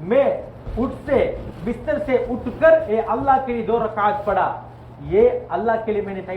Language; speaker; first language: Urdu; non-native, fluent; Tamil